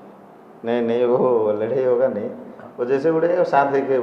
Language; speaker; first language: Hindi; non-native, local second language; Odia